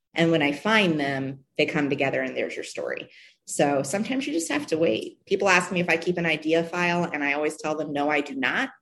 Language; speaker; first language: English; native; English